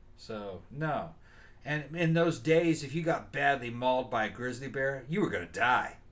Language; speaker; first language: English; native; English